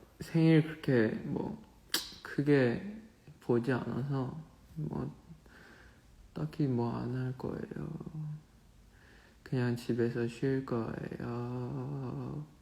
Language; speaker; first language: Korean; non-native, fluent; Chinese